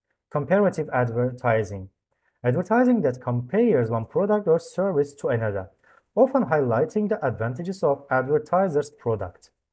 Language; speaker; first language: English; non-native, fluent; Turkish